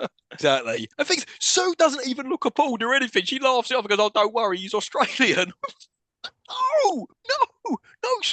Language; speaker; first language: English; native; English